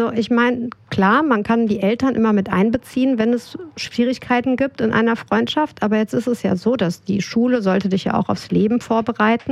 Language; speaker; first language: German; native; German